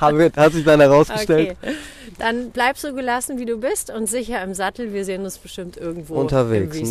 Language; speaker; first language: German; non-native, fluent; Greek